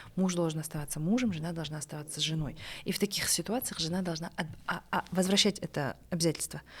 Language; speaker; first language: Russian; non-native, local second language; Kazakh